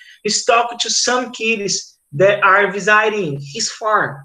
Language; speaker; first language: English; non-native, fluent; Portuguese